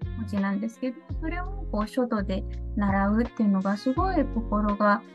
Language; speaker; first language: Japanese; non-native, fluent; Mongolian